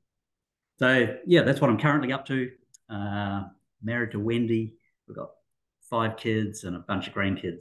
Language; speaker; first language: English; native; English